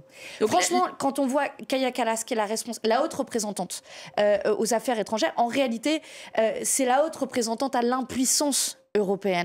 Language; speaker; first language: French; native; French